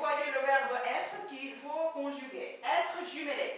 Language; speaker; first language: French; non-native, fluent; Ukrainian